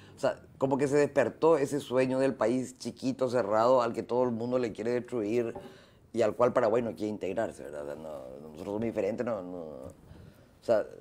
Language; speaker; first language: Spanish; native; Spanish